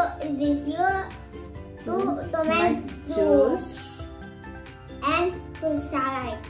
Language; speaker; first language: English; non-native, learner; Indonesian